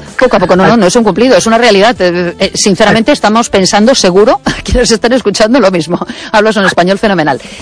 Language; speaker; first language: Spanish; native; Spanish